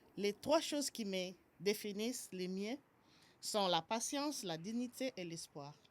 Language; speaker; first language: French; non-native, local second language; Lingala